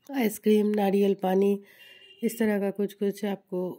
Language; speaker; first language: Hindi; non-native, local second language; Bangla